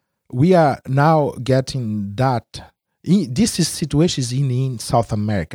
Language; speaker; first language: English; non-native, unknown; Spanish